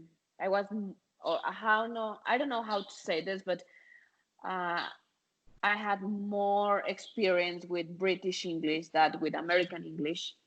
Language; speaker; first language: English; non-native, fluent; Spanish